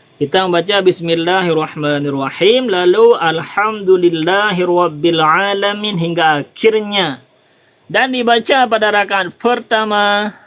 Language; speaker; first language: Malay; non-native, local second language; Achinese